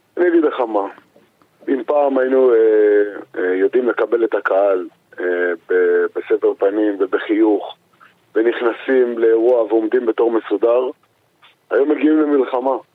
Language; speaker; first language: Hebrew; native; Hebrew